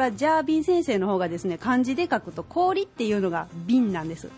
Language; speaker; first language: Japanese; native; Japanese